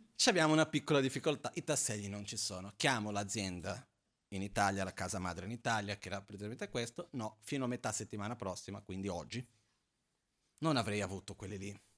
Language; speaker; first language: Italian; non-native, fluent; Portuguese